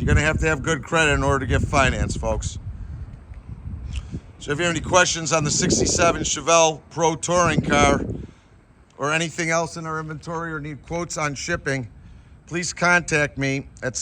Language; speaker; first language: English; native; English